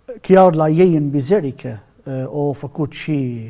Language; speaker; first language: Romanian; non-native, learner; Arabic